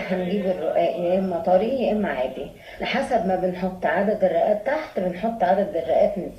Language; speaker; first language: Arabic; native; Arabic